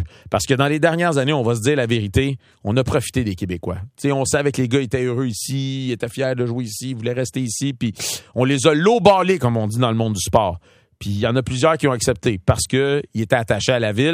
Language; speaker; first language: French; native; French